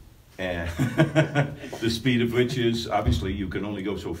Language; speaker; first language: English; native; English